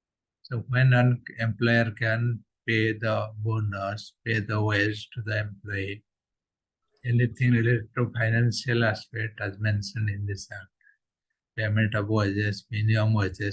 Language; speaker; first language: English; non-native, local second language; Odia